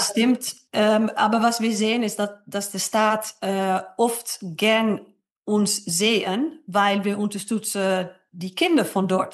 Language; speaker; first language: German; non-native, fluent; Dutch